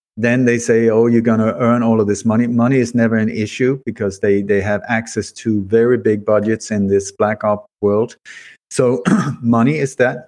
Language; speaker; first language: English; early bilingual, other home language; Swedish